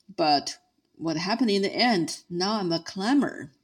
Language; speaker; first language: English; non-native, fluent; Chinese